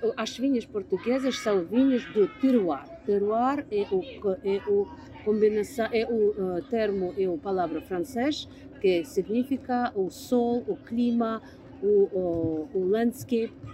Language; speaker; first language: Portuguese; non-native, learner; English